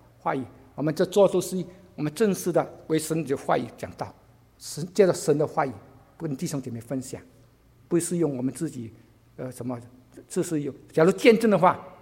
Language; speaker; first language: Chinese; non-native, local second language; Cantonese